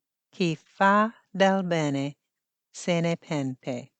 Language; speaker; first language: Italian; non-native, fluent; English